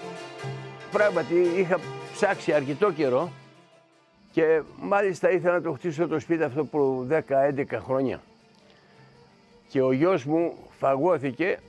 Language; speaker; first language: Greek; early bilingual, other home language; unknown